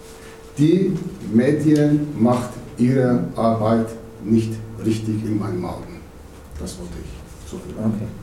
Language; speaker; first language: German; non-native, learner; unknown